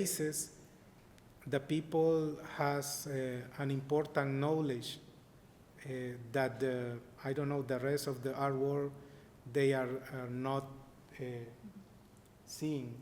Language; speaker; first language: English; non-native, learner; Spanish